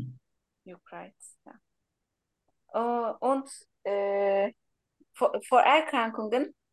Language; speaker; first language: German; non-native, learner; Turkish